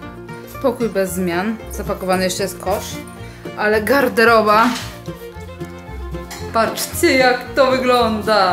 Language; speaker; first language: Polish; native; Polish